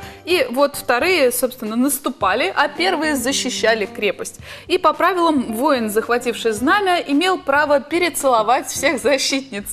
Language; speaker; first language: Russian; native; Russian